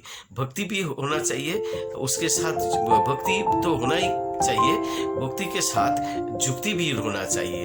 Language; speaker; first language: Hindi; non-native, local second language; Bangla